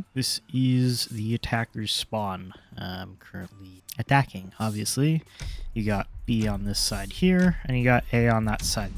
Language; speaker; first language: English; native; English